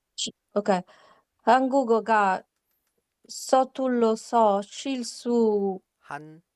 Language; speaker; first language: Korean; non-native, learner; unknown